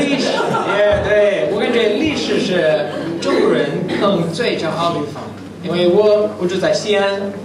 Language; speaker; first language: Chinese; non-native, learner; English